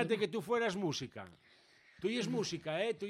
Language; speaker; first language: Spanish; native; Spanish